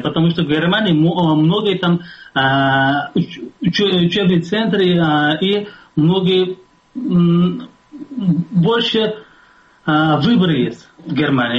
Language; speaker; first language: Russian; non-native, local second language; Uzbek